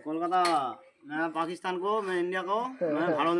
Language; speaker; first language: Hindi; non-native, learner; Bangla